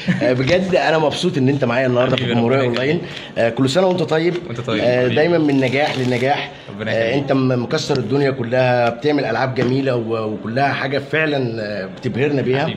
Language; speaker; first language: Arabic; native; Arabic